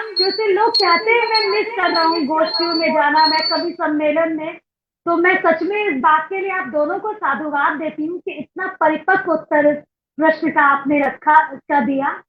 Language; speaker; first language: Hindi; native; Hindi